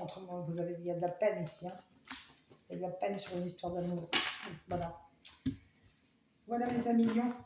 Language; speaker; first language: French; native; French